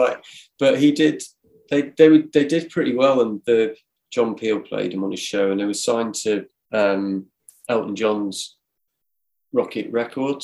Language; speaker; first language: English; native; English